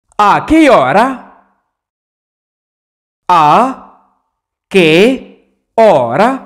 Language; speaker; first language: Italian; non-native, fluent; Arabic